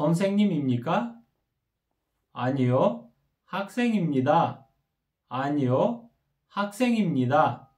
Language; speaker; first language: Korean; non-native, learner; Kyrgyz